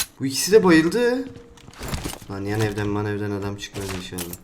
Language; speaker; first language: Turkish; native; Turkish